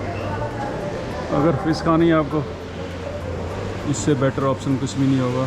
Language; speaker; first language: Hindi; native; Hindi